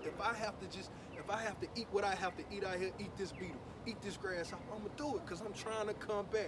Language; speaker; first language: English; native; English